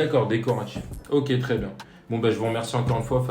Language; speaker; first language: French; native; French